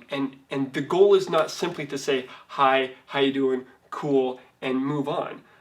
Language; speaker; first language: English; native; English